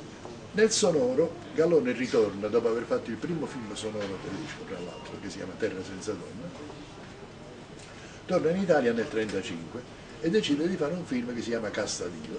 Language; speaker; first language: Italian; native; Italian